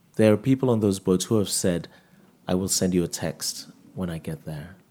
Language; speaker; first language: English; non-native, local second language; Yoruba